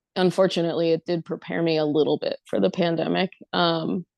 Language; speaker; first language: English; native; English